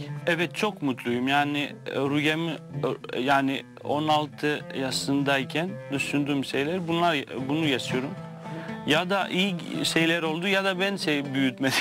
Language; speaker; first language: Turkish; non-native, fluent; Greek